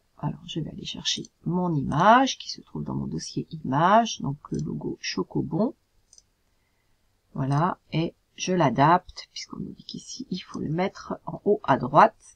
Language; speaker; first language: French; native; French